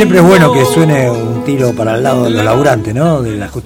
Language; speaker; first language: Spanish; native; Spanish